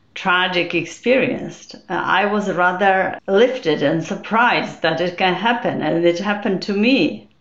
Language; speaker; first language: English; non-native, fluent; Polish